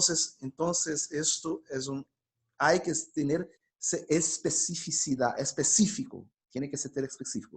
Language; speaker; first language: Spanish; non-native, fluent; Portuguese